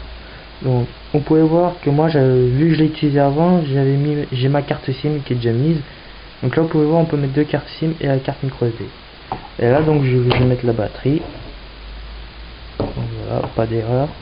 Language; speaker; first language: French; native; French